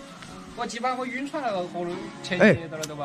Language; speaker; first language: Chinese; native; Chinese